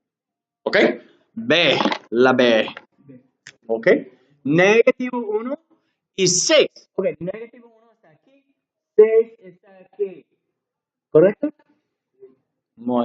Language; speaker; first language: Spanish; non-native, learner; English